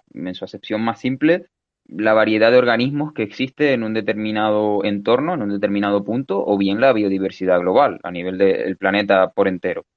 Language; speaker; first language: Spanish; native; Spanish